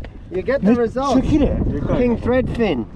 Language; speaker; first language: English; native; English